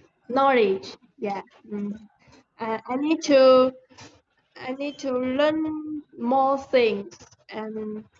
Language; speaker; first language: English; non-native, learner; Chinese